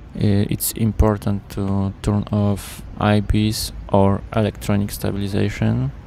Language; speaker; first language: English; non-native, fluent; Polish